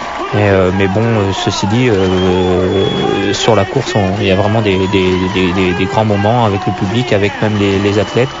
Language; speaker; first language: French; native; French